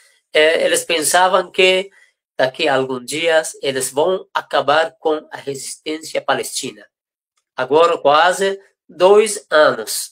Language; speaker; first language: Portuguese; non-native, fluent; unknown